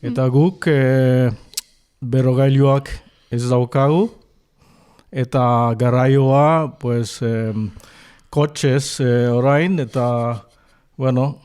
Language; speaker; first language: Basque; non-native, learner; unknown